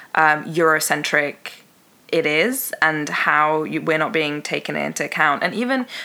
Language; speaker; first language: English; early bilingual, other home language; Persian